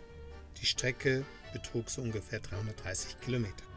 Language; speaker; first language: German; native; German